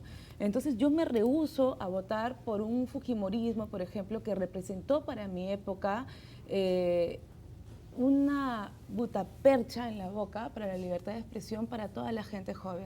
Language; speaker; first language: Spanish; native; Spanish